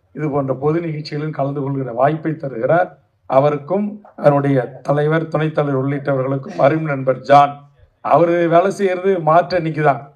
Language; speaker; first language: Tamil; native; Tamil